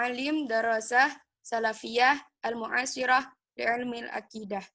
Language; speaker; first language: Arabic; non-native, learner; Indonesian